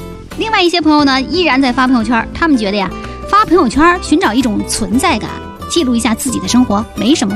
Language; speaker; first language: Chinese; native; Chinese